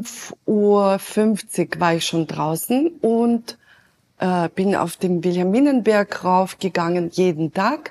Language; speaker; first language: German; non-native, fluent; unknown